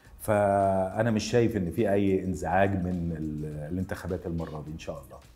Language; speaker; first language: Arabic; native; Arabic